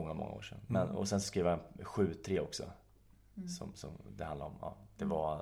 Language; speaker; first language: Swedish; native; Swedish